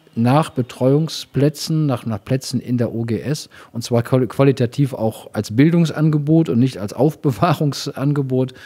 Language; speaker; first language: German; native; German